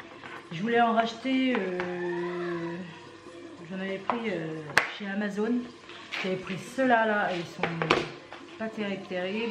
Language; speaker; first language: French; native; French